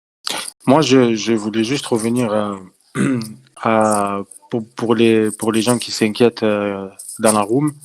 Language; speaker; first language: French; native; French